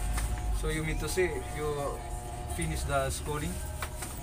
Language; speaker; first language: English; non-native, learner; Filipino